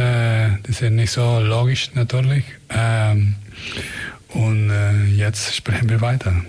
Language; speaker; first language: German; non-native, learner; Spanish